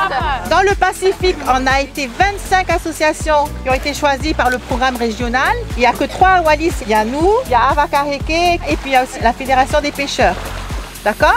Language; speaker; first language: French; native; French